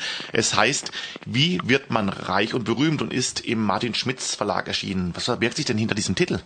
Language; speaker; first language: German; native; German